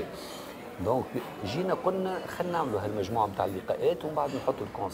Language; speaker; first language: Arabic; native; Arabic